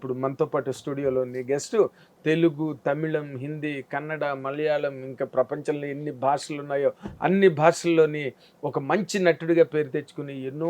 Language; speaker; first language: Telugu; native; Telugu